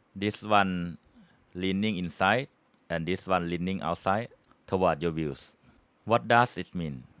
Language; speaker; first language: English; non-native, fluent; Thai